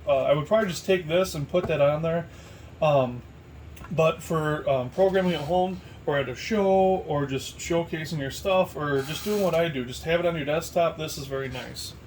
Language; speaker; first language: English; native; English